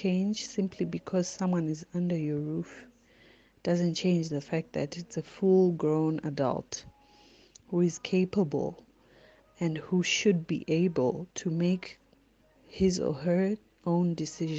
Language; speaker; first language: English; non-native, local second language; Shona